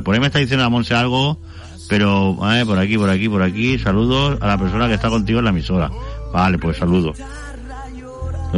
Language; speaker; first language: Spanish; native; Spanish